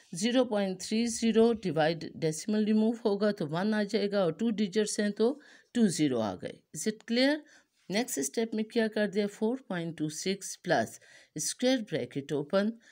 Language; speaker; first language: Urdu; native; Urdu